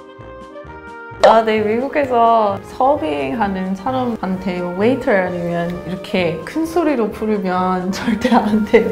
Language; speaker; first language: Korean; non-native, fluent; English